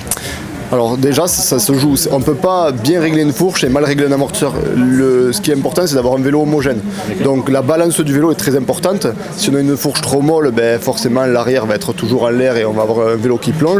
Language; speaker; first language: French; native; French